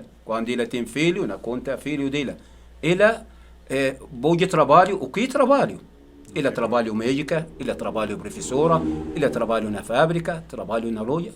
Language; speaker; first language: Portuguese; non-native, learner; Arabic